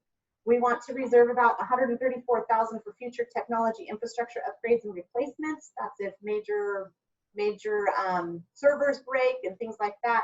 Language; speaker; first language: English; native; English